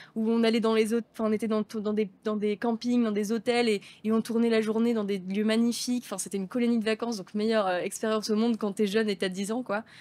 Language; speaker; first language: French; native; French